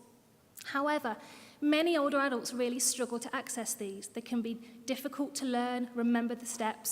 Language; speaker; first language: English; native; English